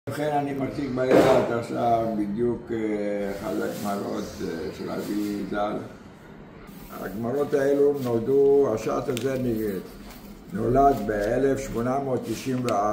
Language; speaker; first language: Hebrew; non-native, fluent; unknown